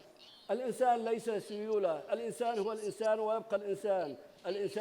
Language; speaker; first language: Arabic; native; Arabic